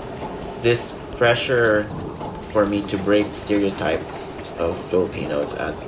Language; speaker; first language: English; non-native, local second language; Filipino